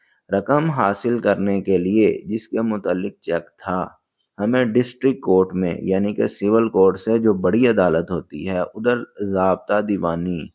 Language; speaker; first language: Urdu; native; Urdu